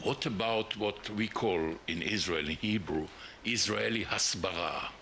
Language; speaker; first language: English; non-native, fluent; Hebrew